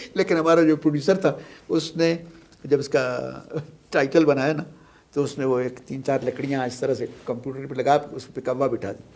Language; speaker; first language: Urdu; non-native, local second language; Sindhi